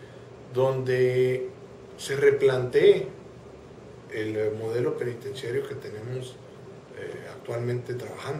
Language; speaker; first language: Spanish; native; Spanish